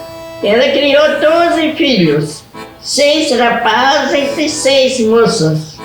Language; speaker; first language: Portuguese; non-native, local second language; German